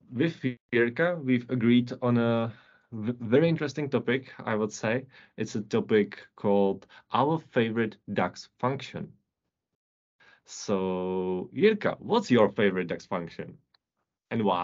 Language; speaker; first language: English; non-native, fluent; Czech